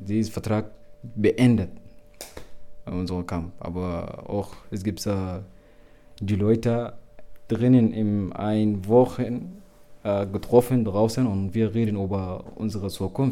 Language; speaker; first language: German; non-native, learner; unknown